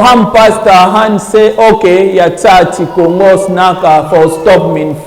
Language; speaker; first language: Danish; non-native, fluent; French